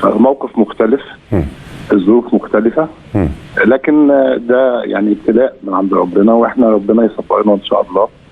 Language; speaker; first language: Arabic; native; Arabic